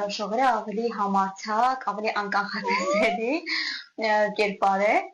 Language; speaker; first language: Armenian; native; Armenian